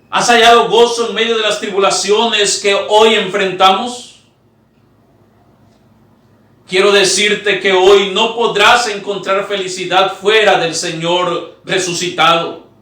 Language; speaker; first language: Spanish; native; Spanish